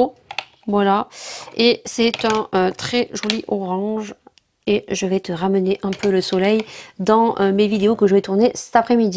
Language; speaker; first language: French; native; French